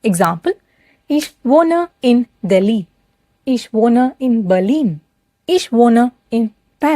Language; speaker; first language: German; non-native, fluent; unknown